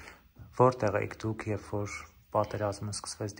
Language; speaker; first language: Armenian; native; Armenian